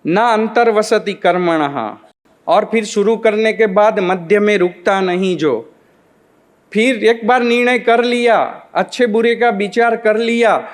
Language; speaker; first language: Hindi; non-native, local second language; Gujarati